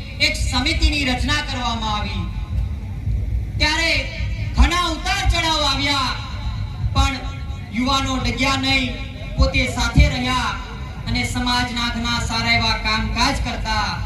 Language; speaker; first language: Gujarati; non-native, local second language; Rathawi